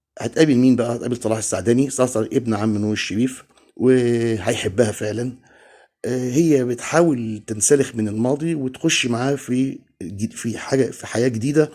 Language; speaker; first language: Arabic; native; Arabic